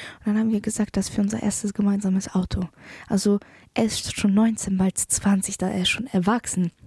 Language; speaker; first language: German; early bilingual, other home language; Polish